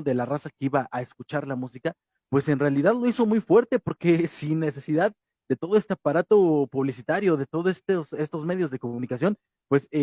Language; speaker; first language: Spanish; native; Spanish